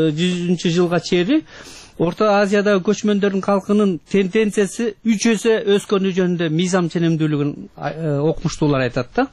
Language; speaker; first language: Kyrgyz; native; Kyrgyz